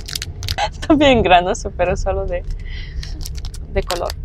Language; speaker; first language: Spanish; non-native, fluent; Russian